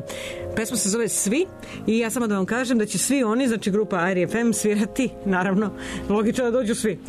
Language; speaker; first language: Serbian; native; Serbian